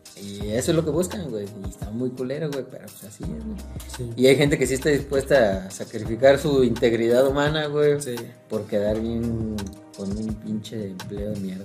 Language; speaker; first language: Spanish; native; Spanish